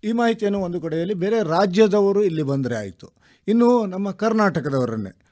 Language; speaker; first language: Kannada; native; Kannada